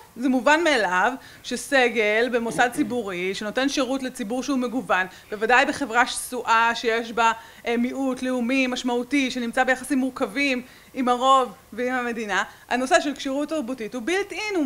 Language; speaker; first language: Hebrew; native; Hebrew